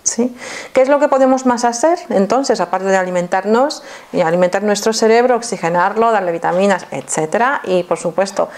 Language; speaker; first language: Spanish; non-native, fluent; Polish